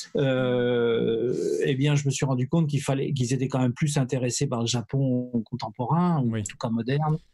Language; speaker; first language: French; native; French